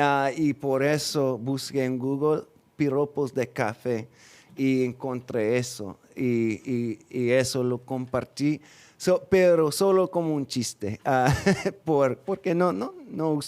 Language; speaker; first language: Spanish; non-native, fluent; English